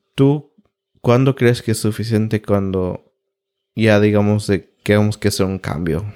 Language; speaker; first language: Spanish; early bilingual, heritage; Spanish